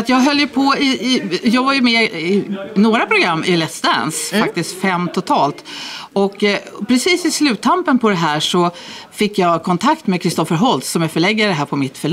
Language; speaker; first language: Swedish; native; Swedish